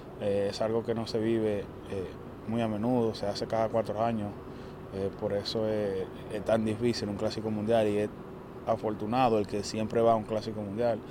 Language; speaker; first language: Spanish; native; Spanish